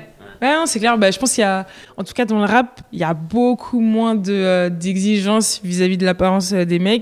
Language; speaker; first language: French; native; French